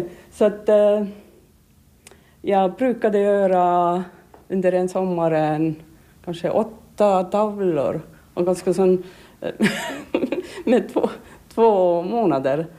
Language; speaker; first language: Swedish; non-native, learner; Finnish